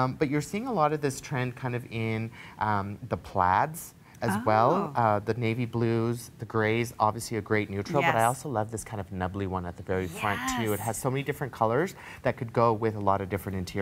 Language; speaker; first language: English; native; English